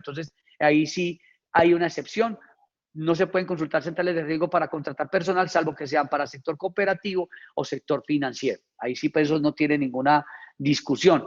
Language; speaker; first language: Spanish; native; Spanish